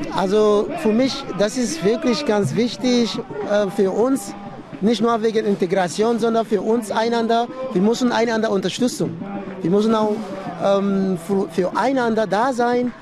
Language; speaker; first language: German; non-native, fluent; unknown